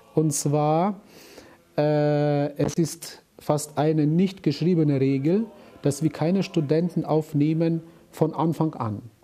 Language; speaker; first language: German; non-native, fluent; Ukrainian